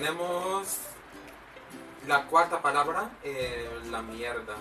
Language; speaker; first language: Spanish; non-native, fluent; Filipino